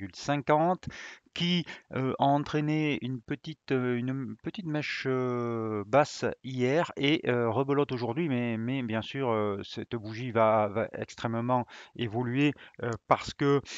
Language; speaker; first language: French; native; French